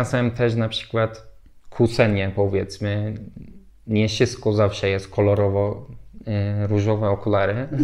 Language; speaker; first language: Polish; non-native, learner; Turkish